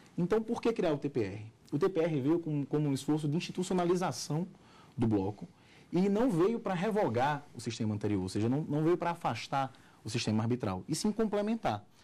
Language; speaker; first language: Portuguese; native; Portuguese